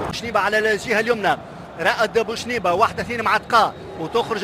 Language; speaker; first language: Arabic; native; Arabic